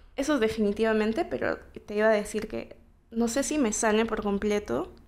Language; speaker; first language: Spanish; native; Spanish